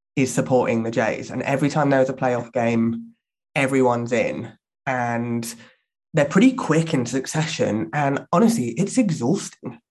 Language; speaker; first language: English; native; English